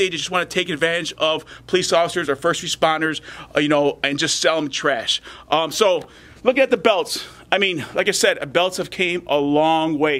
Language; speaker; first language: English; native; English